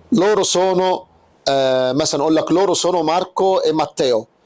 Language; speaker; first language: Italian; non-native, fluent; Arabic